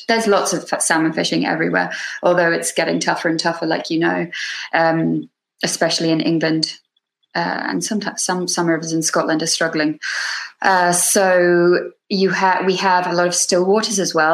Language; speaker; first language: English; native; English